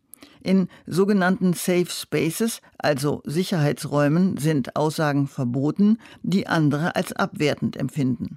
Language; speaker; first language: German; native; German